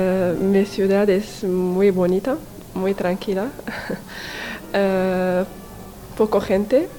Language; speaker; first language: Spanish; non-native, learner; Arabic